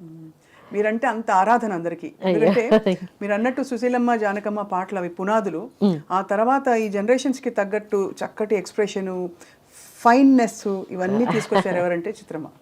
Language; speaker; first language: Telugu; native; Telugu